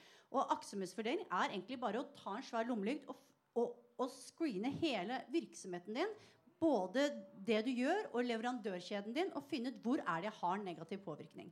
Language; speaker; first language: Norwegian; native; Norwegian